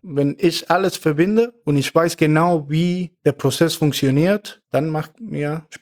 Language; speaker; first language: German; non-native, fluent; Spanish